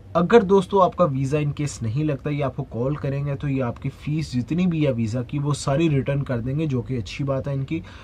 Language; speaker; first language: Urdu; non-native, local second language; Punjabi